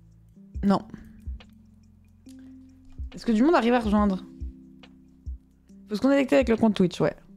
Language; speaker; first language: French; native; French